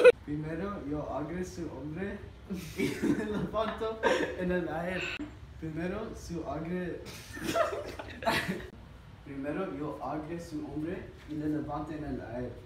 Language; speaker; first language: Spanish; non-native, learner; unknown